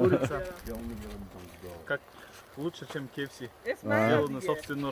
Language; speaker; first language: Russian; non-native, learner; Kyrgyz